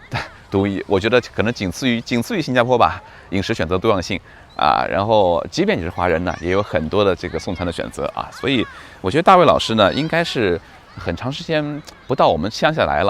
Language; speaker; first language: Chinese; native; Chinese